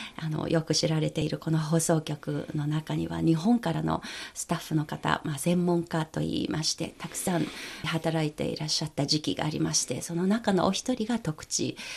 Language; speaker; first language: Japanese; non-native, fluent; Chinese